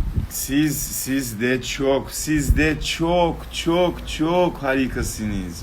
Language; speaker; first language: Turkish; non-native, learner; Portuguese